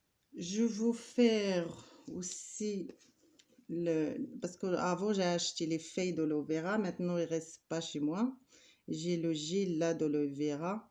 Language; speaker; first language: French; non-native, learner; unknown